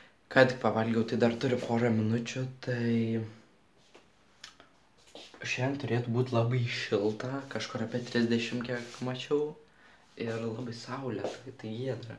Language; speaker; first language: Lithuanian; native; Lithuanian